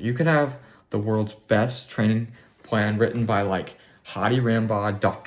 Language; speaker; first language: English; native; English